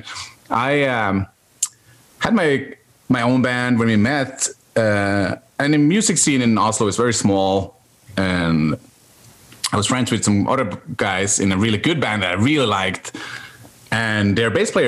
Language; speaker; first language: English; non-native, fluent; Norwegian